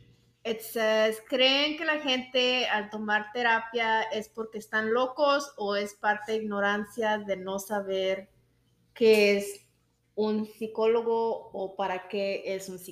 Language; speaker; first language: Spanish; early bilingual, other home language; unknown